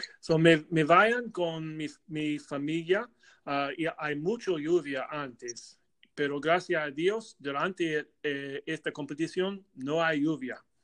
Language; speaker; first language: Spanish; non-native, learner; English